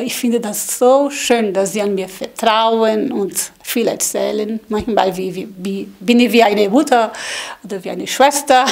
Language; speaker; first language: German; non-native, learner; Portuguese